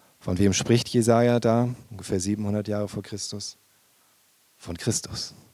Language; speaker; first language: German; native; German